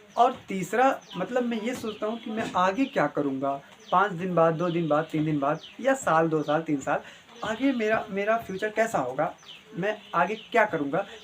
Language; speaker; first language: Hindi; native; Hindi